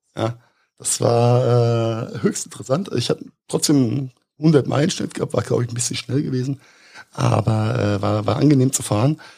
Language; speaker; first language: German; native; German